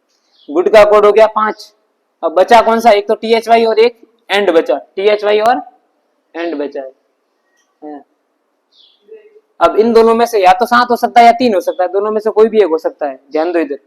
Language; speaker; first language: Hindi; native; Hindi